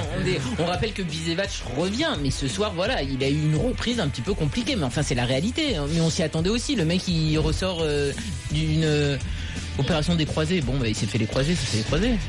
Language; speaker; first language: French; native; French